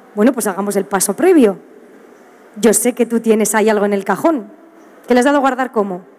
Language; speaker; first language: Spanish; native; Spanish